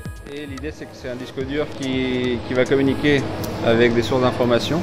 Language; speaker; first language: French; non-native, fluent; Spanish